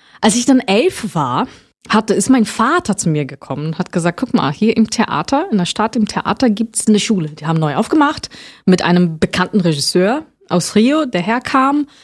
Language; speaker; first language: German; non-native, fluent; Portuguese